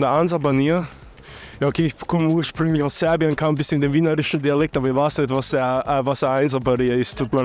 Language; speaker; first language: German; non-native, local second language; Serbian